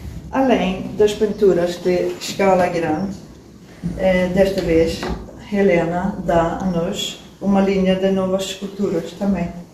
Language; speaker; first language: Portuguese; non-native, learner; Swedish